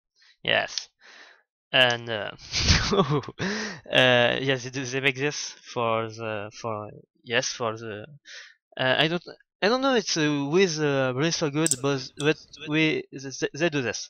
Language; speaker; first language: English; non-native, learner; French